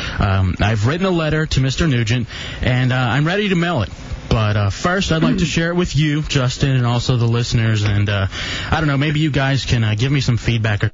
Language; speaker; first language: English; native; English